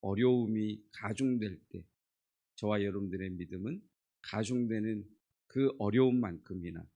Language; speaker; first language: Korean; native; Korean